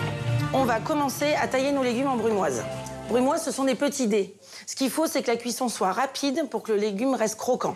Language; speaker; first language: French; native; French